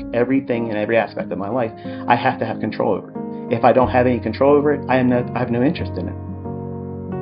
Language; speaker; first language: English; native; English